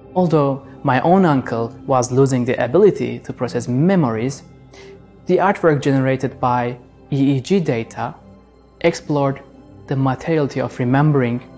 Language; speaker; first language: English; non-native, fluent; Turkish